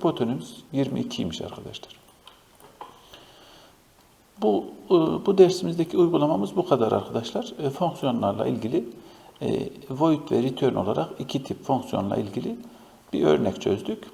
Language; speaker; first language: Turkish; native; Turkish